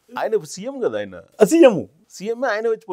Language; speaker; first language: Telugu; native; Telugu